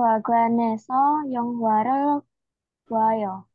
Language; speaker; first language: Korean; non-native, learner; Indonesian